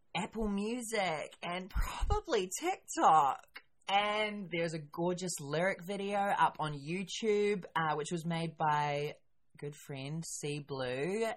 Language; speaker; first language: English; native; English